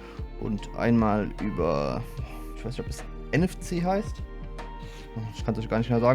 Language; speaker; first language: German; native; German